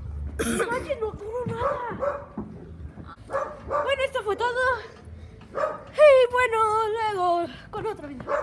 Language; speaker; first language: Spanish; native; Spanish